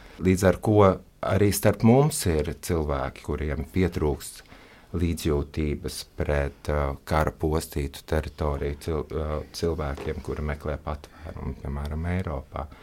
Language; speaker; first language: Latvian; non-native, local second language; Russian